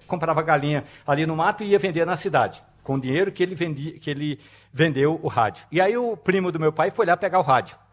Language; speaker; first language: Portuguese; native; Portuguese